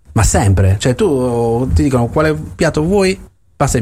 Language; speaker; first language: Italian; native; Italian